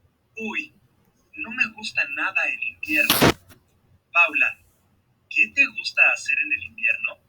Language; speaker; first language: Spanish; non-native, fluent; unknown